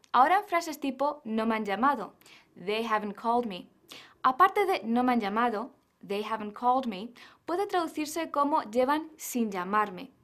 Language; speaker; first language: Spanish; native; Spanish